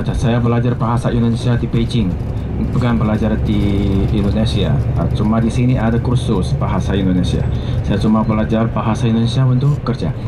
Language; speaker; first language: Indonesian; non-native, fluent; Chinese